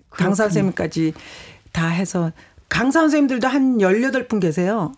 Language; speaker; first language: Korean; native; Korean